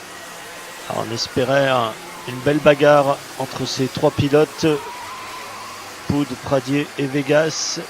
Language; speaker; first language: French; native; French